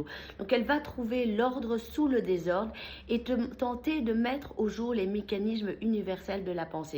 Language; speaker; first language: French; native; French